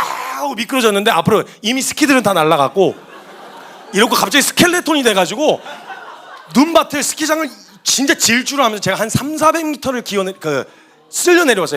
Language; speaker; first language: Korean; native; Korean